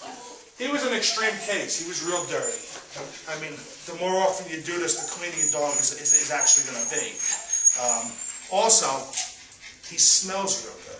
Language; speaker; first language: English; native; English